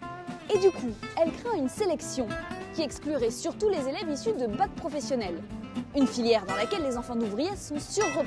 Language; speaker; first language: French; native; French